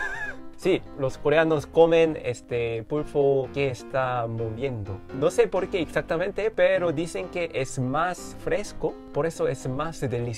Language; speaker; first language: Spanish; non-native, fluent; Korean